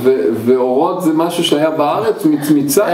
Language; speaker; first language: Hebrew; native; Hebrew